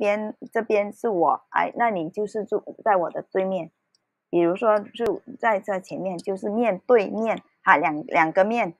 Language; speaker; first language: Chinese; early bilingual, heritage; Cantonese